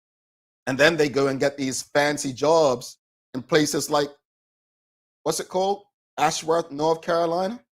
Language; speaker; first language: English; native; English